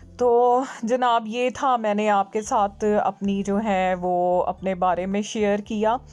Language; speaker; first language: Urdu; native; Urdu